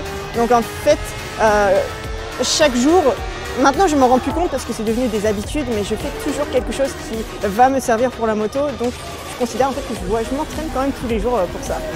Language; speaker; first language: French; native; French